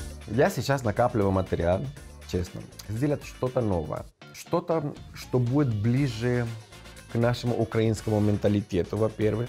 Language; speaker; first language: Ukrainian; non-native, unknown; Spanish